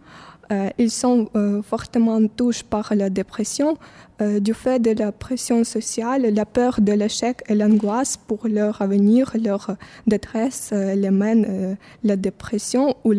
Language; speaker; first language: French; non-native, fluent; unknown